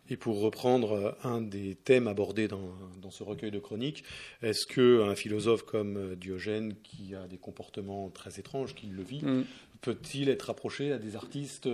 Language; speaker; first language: French; native; French